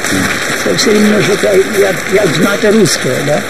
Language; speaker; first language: German; non-native, learner; Ukrainian